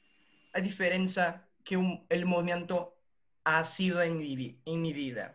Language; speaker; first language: Spanish; non-native, learner; Portuguese